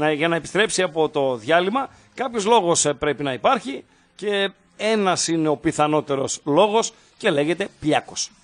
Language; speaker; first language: Greek; native; Greek